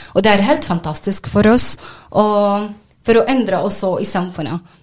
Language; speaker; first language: Norwegian; non-native, learner; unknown